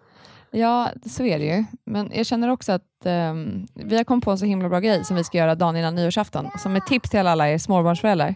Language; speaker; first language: Swedish; native; Swedish